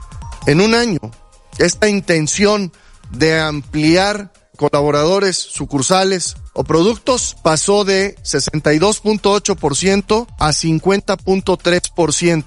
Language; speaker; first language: Spanish; native; Spanish